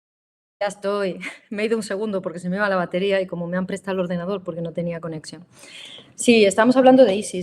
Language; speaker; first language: Spanish; native; Spanish